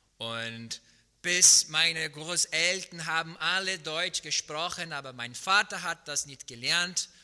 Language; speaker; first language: German; non-native, fluent; Portuguese